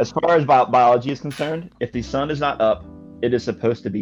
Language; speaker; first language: English; native; English